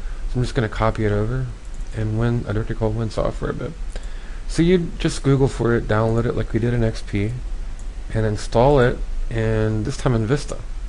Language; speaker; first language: English; native; English